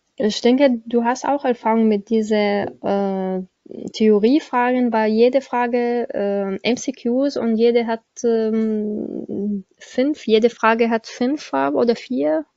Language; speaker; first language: German; non-native, learner; Arabic